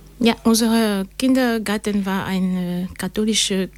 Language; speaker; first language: German; non-native, learner; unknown